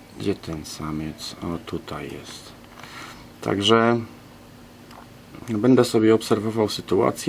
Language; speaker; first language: Polish; native; Polish